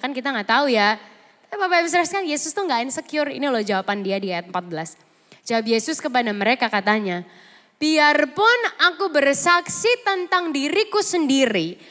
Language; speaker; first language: Indonesian; native; Indonesian